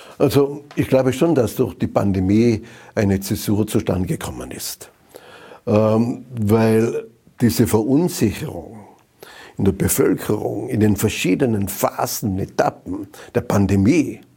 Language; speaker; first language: German; native; German